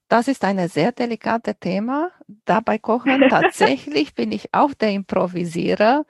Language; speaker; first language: German; non-native, fluent; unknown